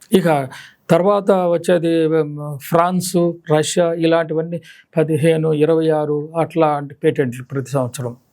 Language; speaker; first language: Telugu; native; Telugu